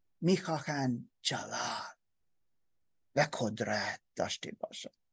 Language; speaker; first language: Persian; non-native, learner; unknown